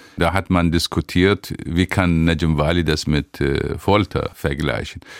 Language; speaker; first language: German; non-native, fluent; Arabic